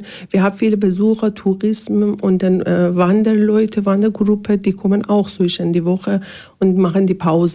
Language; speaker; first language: German; non-native, fluent; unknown